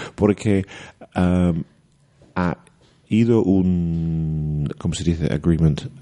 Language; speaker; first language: Spanish; non-native, learner; English